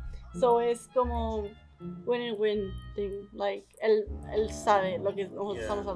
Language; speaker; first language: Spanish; early bilingual, heritage; Spanish